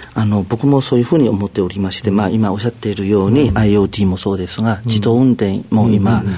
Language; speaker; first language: Japanese; non-native, fluent; Chinese